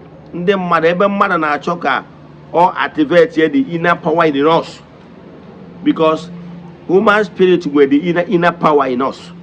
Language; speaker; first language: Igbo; native; Igbo